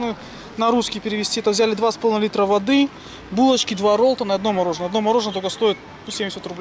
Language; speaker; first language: Russian; native; Russian